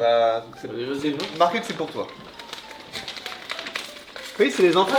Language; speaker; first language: French; native; French